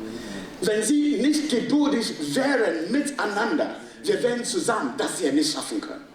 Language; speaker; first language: German; non-native, fluent; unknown